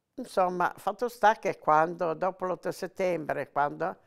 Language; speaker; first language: Italian; native; Italian